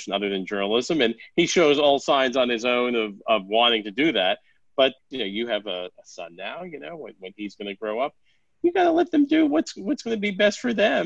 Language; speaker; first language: English; native; English